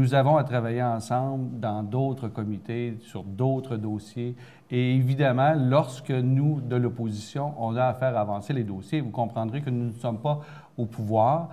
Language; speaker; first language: French; native; French